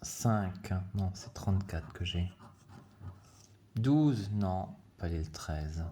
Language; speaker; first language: French; native; French